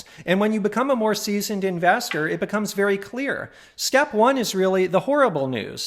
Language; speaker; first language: English; native; English